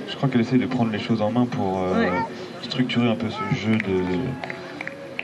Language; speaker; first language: French; native; French